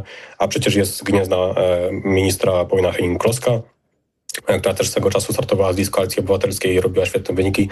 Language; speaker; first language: Polish; native; Polish